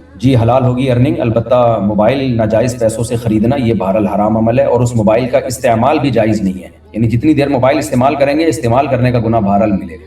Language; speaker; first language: Urdu; native; Urdu